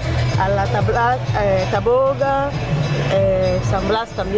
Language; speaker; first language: Spanish; non-native, learner; Italian